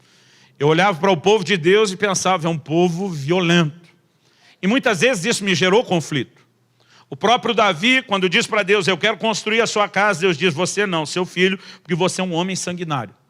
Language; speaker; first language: Portuguese; native; Portuguese